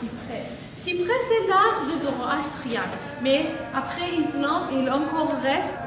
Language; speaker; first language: French; non-native, fluent; Persian